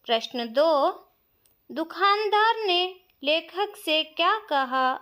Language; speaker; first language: Hindi; non-native, local second language; Kannada